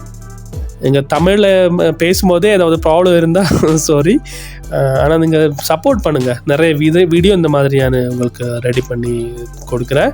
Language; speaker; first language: Tamil; non-native, learner; Malayalam